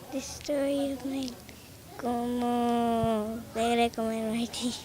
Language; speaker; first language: Spanish; non-native, learner; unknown